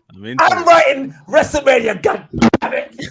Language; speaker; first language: English; native; English